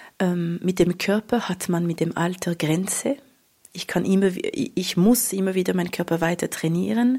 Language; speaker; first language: German; non-native, local second language; French